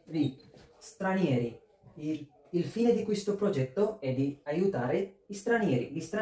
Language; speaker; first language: Italian; non-native, fluent; Bangla